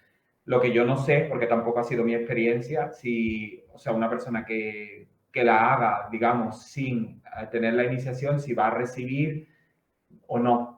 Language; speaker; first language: Spanish; native; Spanish